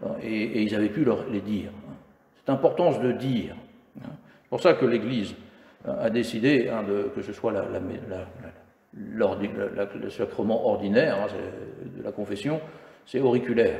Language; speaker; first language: French; native; French